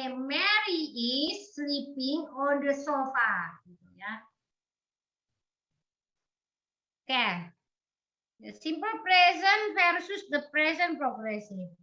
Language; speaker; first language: English; non-native, learner; Indonesian